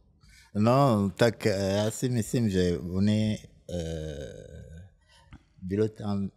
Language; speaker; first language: Czech; non-native, fluent; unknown